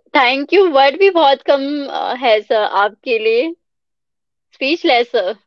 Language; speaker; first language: Hindi; native; Hindi